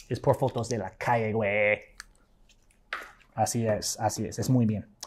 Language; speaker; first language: Spanish; non-native, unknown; English